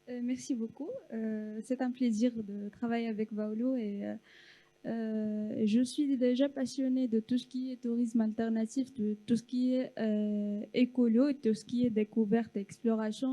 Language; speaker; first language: French; non-native, local second language; Arabic